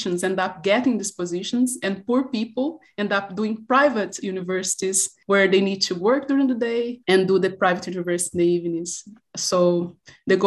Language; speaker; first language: English; non-native, fluent; Portuguese